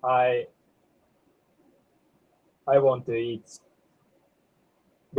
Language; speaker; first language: English; non-native, learner; Japanese